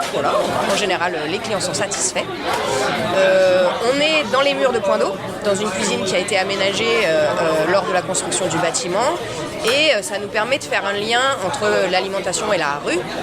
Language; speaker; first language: French; native; French